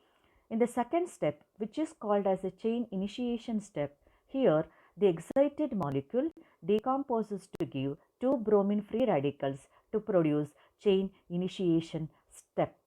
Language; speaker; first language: English; non-native, local second language; Kannada